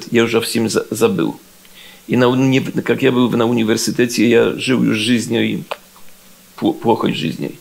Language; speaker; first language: Russian; non-native, learner; Polish